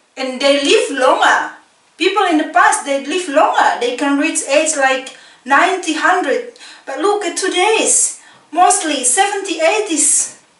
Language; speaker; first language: English; non-native, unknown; Indonesian